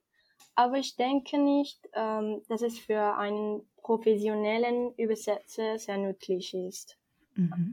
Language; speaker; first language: German; non-native, fluent; Spanish